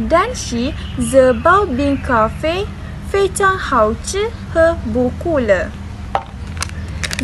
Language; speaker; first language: Chinese; non-native, learner; Malay